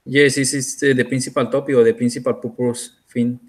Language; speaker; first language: English; non-native, learner; Spanish